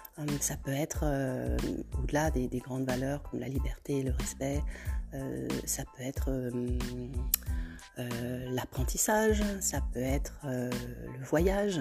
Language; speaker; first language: French; native; French